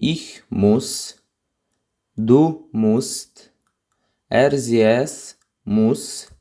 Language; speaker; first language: German; non-native, fluent; Ukrainian